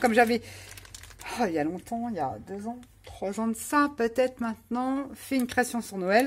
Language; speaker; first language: French; native; French